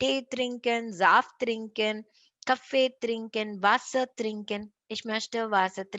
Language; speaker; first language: German; non-native, learner; Tamil